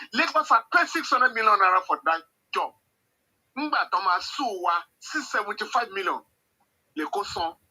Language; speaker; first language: English; non-native, local second language; Yoruba